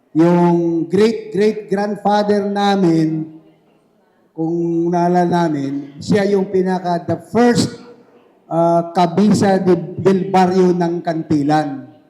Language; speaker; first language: Filipino; non-native, local second language; Cebuano